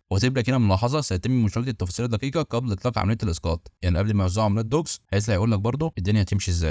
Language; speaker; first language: Arabic; native; Arabic